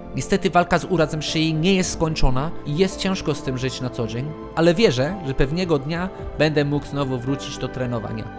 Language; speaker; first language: Polish; early bilingual, other home language; English